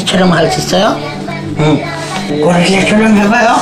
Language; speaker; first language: Korean; non-native, learner; Spanish